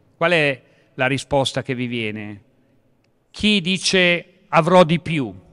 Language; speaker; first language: Italian; native; Italian